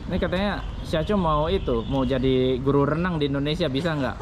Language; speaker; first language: Indonesian; native; Indonesian